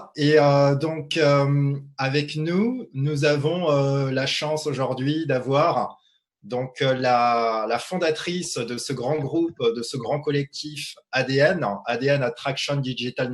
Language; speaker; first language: French; native; French